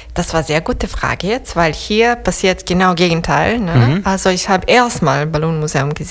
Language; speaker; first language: German; non-native, fluent; Serbian